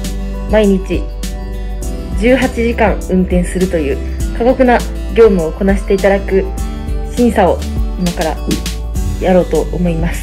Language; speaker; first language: Japanese; native; Japanese